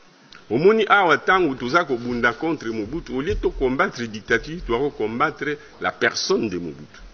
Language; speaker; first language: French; non-native, local second language; Lingala